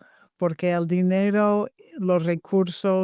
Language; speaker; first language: Spanish; non-native, fluent; English